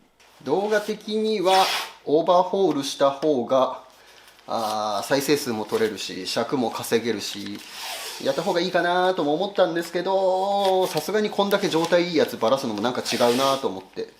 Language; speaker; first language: Japanese; native; Japanese